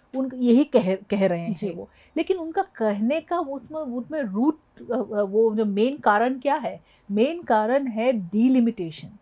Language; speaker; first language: Hindi; non-native, local second language; Assamese